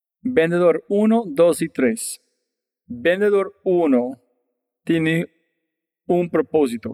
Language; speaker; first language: Spanish; non-native, fluent; English